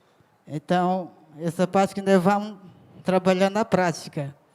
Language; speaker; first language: Portuguese; non-native, local second language; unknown